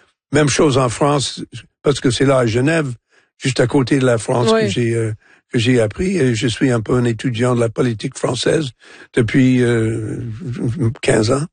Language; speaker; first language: French; non-native, fluent; English